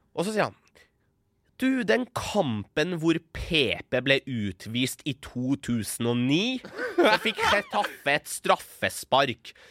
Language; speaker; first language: Norwegian; early bilingual, other home language; Persian